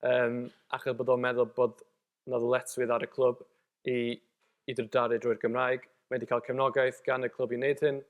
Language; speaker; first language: Welsh; native; Welsh